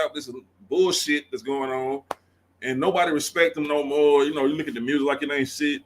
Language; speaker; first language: English; native; English